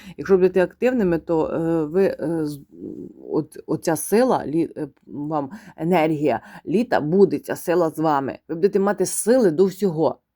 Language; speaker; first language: Ukrainian; non-native, local second language; Russian